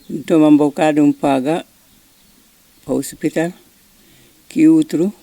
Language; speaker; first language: Portuguese; non-native, learner; Upper Guinea Crioulo